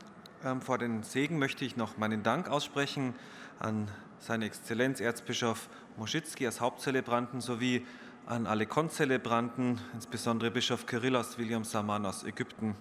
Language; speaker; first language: German; native; German